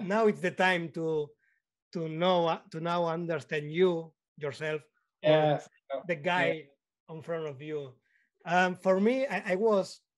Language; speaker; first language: English; non-native, learner; Spanish